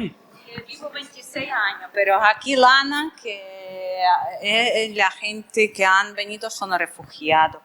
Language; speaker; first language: Spanish; non-native, fluent; Ukrainian